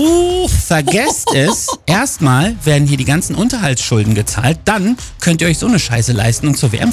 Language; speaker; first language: German; native; German